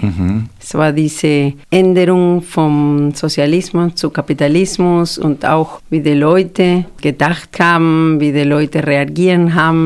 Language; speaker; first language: German; non-native, fluent; Spanish